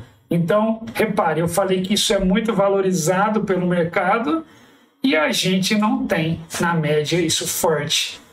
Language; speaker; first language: Portuguese; native; Portuguese